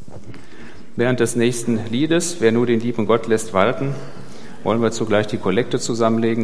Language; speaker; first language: German; native; German